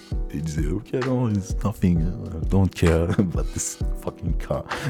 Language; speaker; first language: English; non-native, learner; French